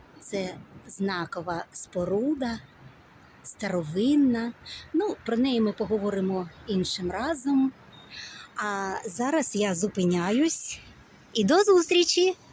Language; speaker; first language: Ukrainian; non-native, local second language; Russian